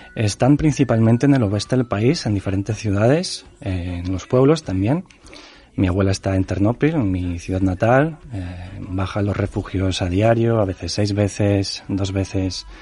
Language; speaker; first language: Spanish; non-native, fluent; Ukrainian